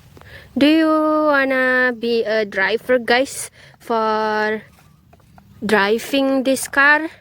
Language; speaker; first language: English; non-native, learner; Indonesian